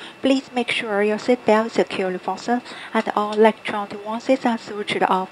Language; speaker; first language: English; non-native, fluent; Chinese